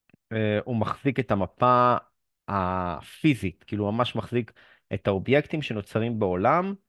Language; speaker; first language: Hebrew; native; Hebrew